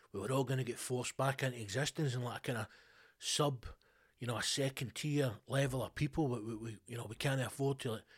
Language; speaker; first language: English; native; English